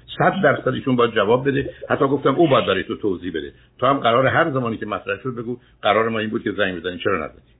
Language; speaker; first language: Persian; native; Persian